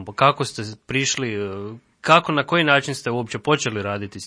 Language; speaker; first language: Serbian; native; Serbian